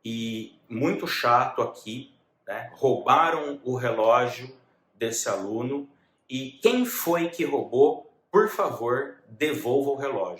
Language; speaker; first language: Portuguese; native; Portuguese